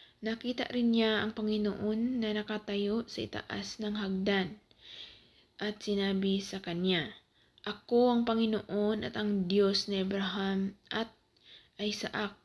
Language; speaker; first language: Filipino; non-native, local second language; Cebuano